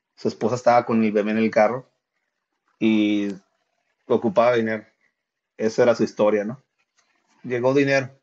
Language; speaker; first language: Spanish; native; Spanish